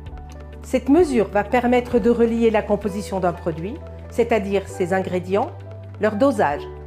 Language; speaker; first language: French; native; French